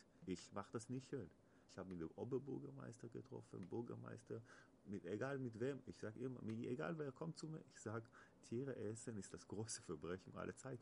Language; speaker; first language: German; non-native, learner; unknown